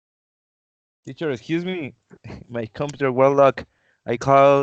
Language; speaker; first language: English; non-native, learner; Spanish